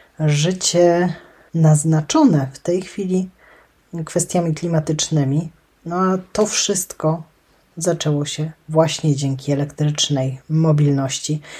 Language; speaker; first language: Polish; native; Polish